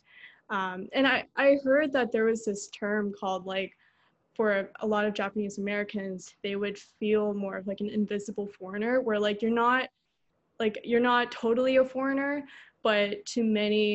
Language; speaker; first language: English; early bilingual, other home language; Korean